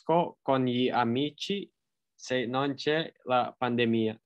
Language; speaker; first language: Italian; non-native, fluent; Indonesian